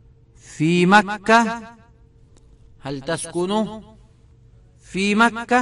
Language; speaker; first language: Arabic; non-native, fluent; Pashto